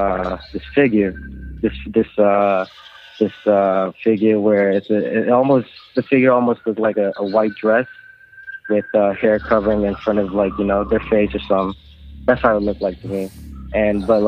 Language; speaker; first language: English; non-native, local second language; Filipino